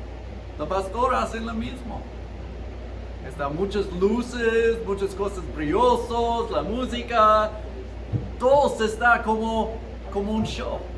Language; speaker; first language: Spanish; early bilingual, heritage; Spanish